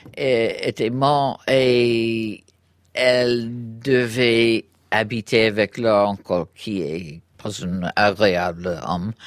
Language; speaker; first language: French; non-native, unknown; English